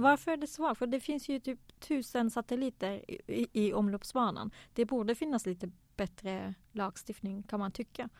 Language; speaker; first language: Swedish; native; Swedish